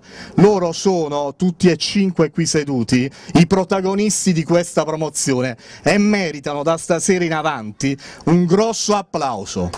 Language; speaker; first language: Italian; native; Italian